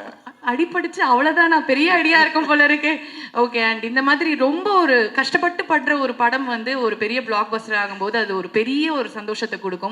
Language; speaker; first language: Tamil; native; Tamil